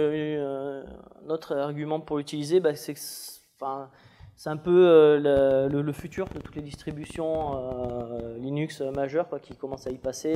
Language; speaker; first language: French; native; French